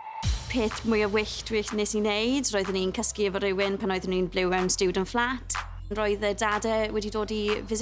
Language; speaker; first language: Welsh; non-native, local second language; English